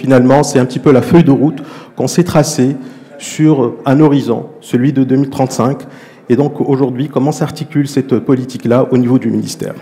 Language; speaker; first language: French; non-native, local second language; Arabic